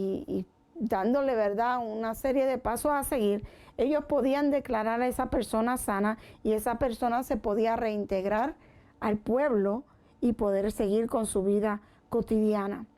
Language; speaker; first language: Spanish; native; Spanish